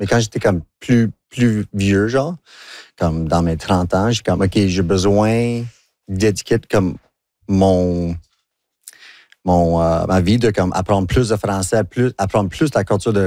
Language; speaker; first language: French; non-native, local second language; English